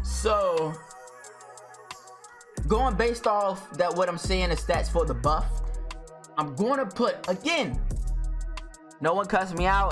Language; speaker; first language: English; native; English